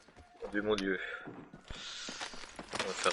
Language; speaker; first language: French; native; French